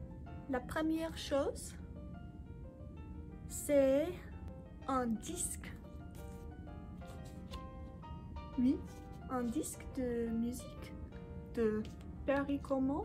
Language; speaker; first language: French; non-native, learner; English